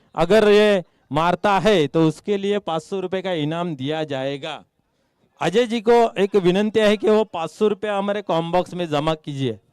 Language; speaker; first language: Hindi; non-native, local second language; Marathi